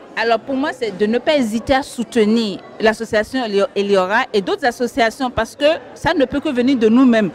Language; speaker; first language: French; non-native, local second language; Fon